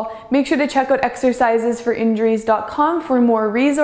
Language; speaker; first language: English; native; English